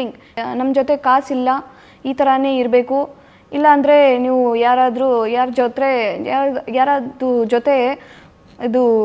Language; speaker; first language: Kannada; non-native, local second language; Urdu